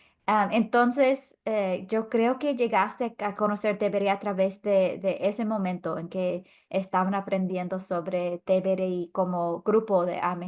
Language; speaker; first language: Spanish; non-native, fluent; English